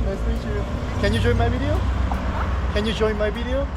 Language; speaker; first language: English; non-native, learner; Korean